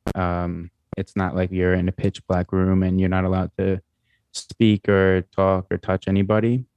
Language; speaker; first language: English; native; English